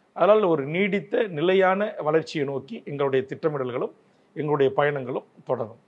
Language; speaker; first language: Tamil; native; Tamil